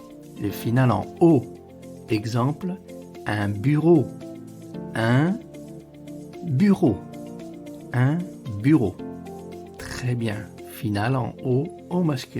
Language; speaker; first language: French; non-native, fluent; Italian